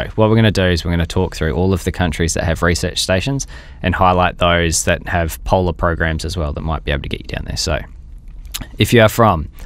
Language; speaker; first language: English; native; English